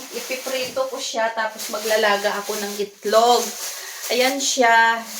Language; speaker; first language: Filipino; non-native, local second language; Cebuano